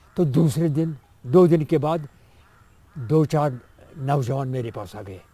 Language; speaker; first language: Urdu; non-native, local second language; Kashmiri